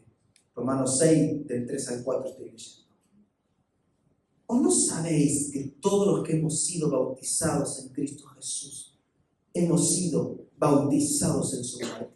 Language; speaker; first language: Spanish; native; Spanish